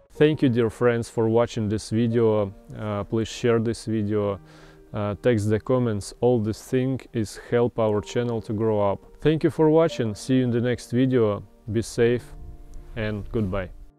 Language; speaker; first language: English; non-native, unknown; Russian